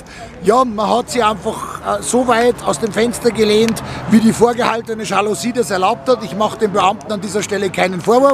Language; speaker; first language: German; native; German